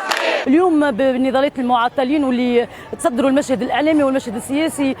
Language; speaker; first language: Arabic; native; Arabic